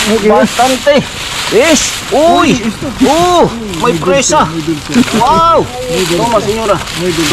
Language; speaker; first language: Spanish; non-native, learner; Filipino